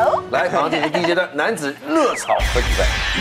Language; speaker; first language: Chinese; native; Chinese